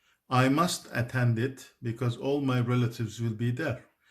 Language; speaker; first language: English; non-native, fluent; Turkish